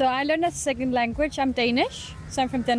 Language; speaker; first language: English; non-native, fluent; Danish